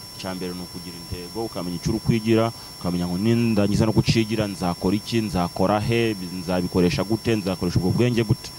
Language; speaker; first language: Kinyarwanda; early bilingual, heritage; Kinyarwanda